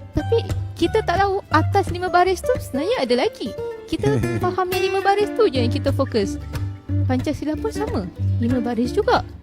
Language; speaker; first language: Malay; native; Malay